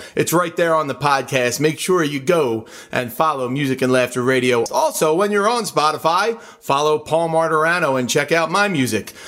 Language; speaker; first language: English; native; English